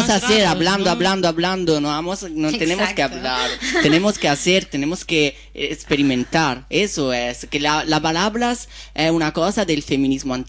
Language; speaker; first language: Spanish; non-native, fluent; Italian